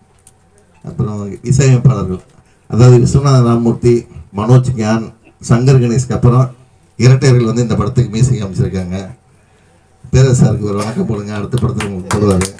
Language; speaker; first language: Tamil; native; Tamil